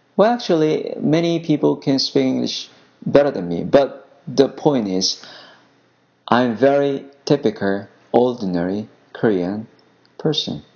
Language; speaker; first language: English; non-native, fluent; Korean